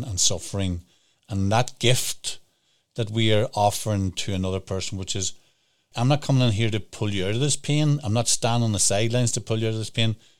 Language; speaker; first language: English; native; English